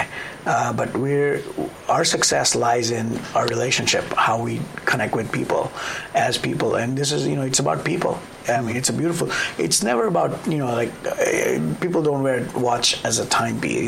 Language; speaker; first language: English; non-native, local second language; Gujarati